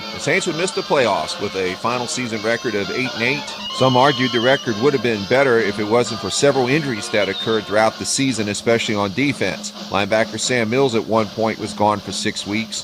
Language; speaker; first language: English; native; English